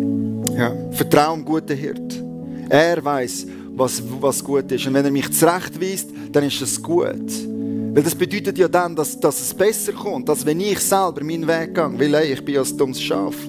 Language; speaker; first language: German; native; German